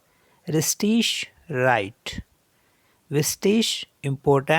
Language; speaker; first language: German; non-native, fluent; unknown